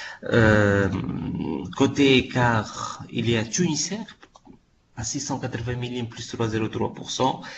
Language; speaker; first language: French; non-native, local second language; Arabic